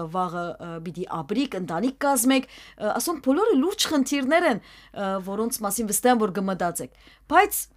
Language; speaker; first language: Armenian; early bilingual, heritage; Armenian